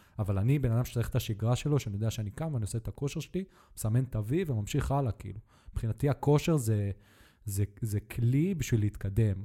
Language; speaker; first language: Hebrew; native; Hebrew